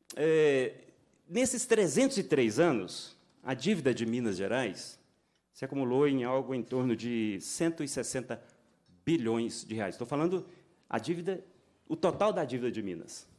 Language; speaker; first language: Portuguese; native; Portuguese